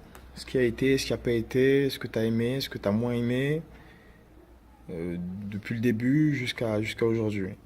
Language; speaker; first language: French; native; French